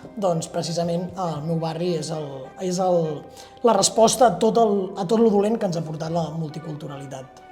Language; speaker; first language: Catalan; native; Catalan